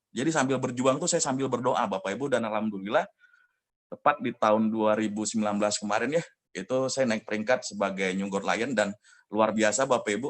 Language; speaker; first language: Indonesian; native; Indonesian